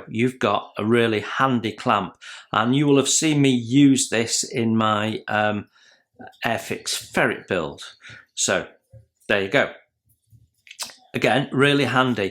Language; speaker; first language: English; native; English